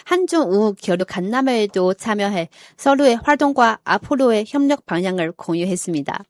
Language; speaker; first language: Korean; native; Korean